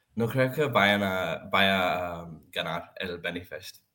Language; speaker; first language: Spanish; non-native, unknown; English